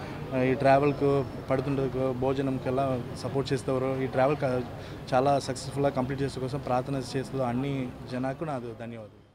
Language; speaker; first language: Telugu; non-native, learner; Tamil